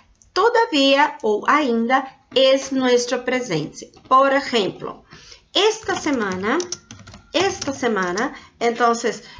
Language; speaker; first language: Spanish; non-native, fluent; Portuguese